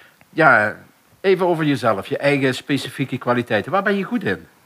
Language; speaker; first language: Dutch; native; Dutch